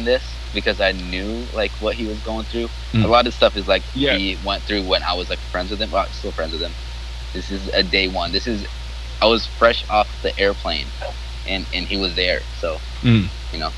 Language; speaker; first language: English; non-native, fluent; Arabic